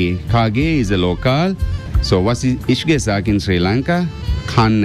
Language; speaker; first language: German; non-native, learner; Sinhala